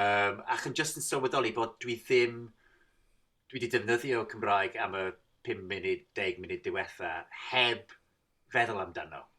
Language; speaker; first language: Welsh; non-native, fluent; English